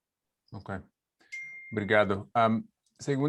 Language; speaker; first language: Portuguese; non-native, learner; Spanish